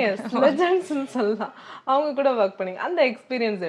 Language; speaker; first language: Tamil; native; Tamil